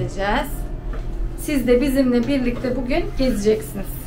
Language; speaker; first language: Turkish; early bilingual, heritage; Turkish